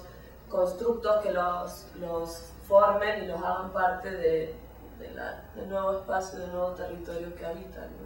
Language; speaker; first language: Spanish; native; Spanish